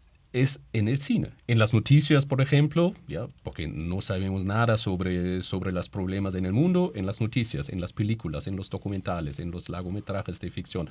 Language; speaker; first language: Spanish; non-native, fluent; German